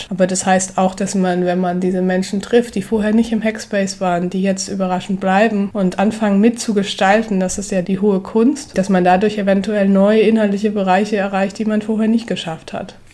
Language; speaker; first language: German; native; German